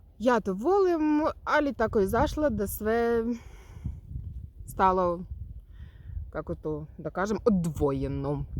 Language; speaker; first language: Bosnian; non-native, learner; Ukrainian